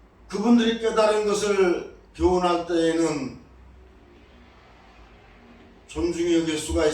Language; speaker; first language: Korean; native; Korean